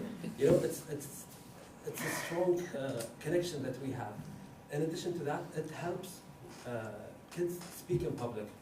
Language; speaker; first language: English; non-native, fluent; Arabic